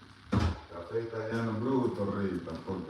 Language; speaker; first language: Italian; non-native, learner; Spanish